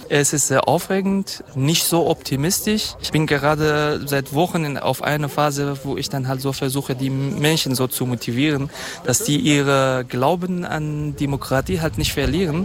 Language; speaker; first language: German; non-native, fluent; Kurdish